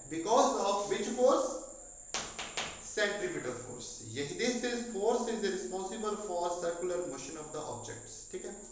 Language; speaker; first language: Hindi; non-native, local second language; Punjabi